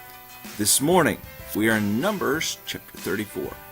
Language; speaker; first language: English; native; English